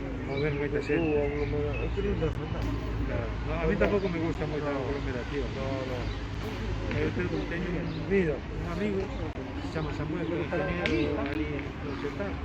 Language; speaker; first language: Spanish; non-native, local second language; Galician